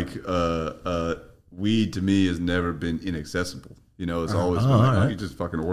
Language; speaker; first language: English; native; English